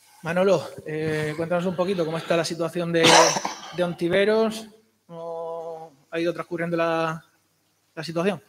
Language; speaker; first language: Spanish; native; Spanish